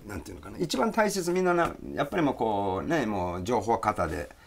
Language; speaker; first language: Japanese; early bilingual, heritage; Danish